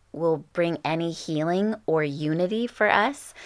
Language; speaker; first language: English; native; English